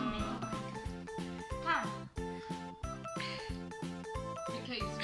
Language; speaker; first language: Portuguese; early bilingual, heritage; Portuguese